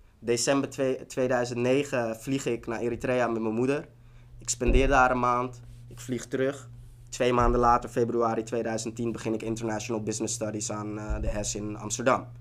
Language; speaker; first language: Dutch; early bilingual, other home language; Tigrinya